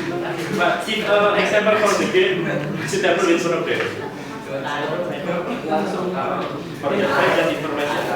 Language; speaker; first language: English; non-native, learner; Indonesian